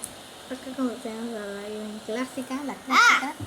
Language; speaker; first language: Spanish; native; Spanish